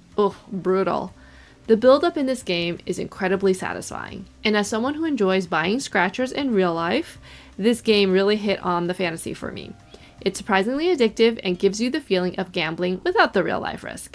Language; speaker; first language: English; native; English